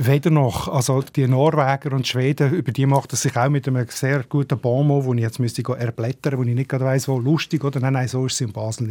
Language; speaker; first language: German; native; German